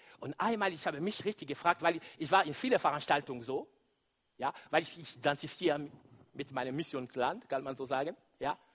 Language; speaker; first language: German; non-native, fluent; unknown